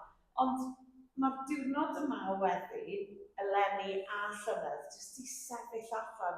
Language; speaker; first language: Welsh; native; Welsh